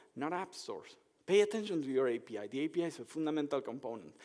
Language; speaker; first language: English; non-native, fluent; Spanish